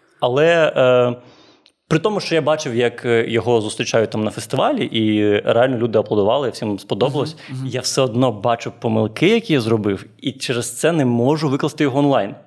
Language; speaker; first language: Ukrainian; native; Ukrainian